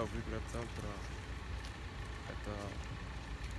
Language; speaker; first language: Russian; non-native, learner; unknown